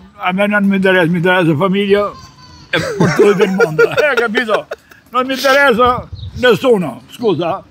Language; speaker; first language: Italian; non-native, learner; Albanian